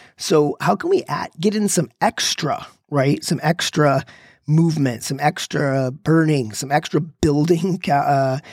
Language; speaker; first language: English; native; English